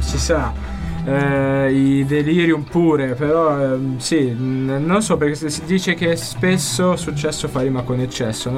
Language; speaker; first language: Italian; native; Italian